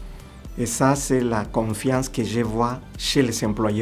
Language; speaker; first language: French; non-native, learner; Spanish